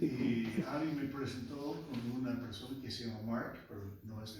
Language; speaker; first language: Spanish; non-native, local second language; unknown